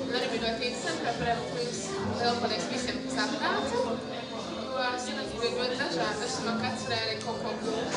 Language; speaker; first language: Latvian; native; Latvian